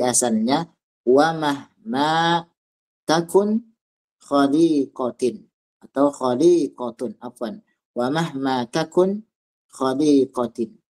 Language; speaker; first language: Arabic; non-native, fluent; Indonesian